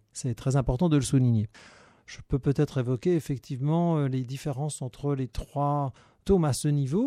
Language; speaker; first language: French; native; French